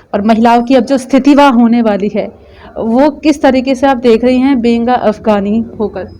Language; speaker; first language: Hindi; native; Hindi